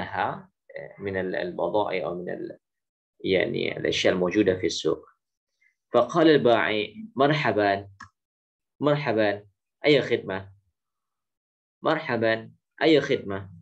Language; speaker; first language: Arabic; non-native, fluent; Indonesian